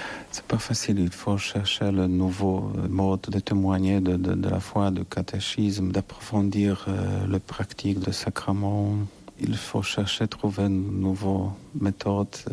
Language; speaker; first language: French; non-native, learner; Polish